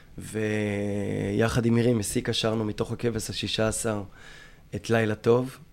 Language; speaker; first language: Hebrew; native; Hebrew